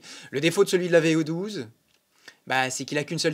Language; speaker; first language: French; native; French